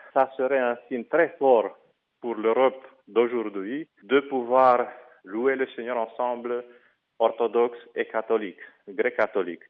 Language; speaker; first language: French; non-native, fluent; Romanian